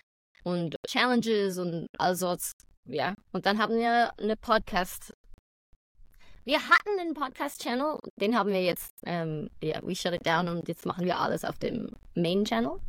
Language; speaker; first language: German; non-native, fluent; English